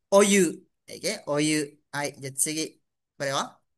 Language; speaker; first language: Japanese; non-native, fluent; Malay